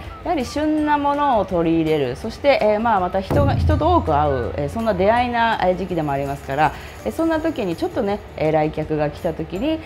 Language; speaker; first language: Japanese; native; Japanese